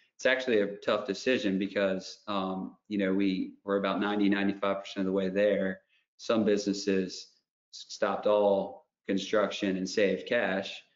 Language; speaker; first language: English; native; English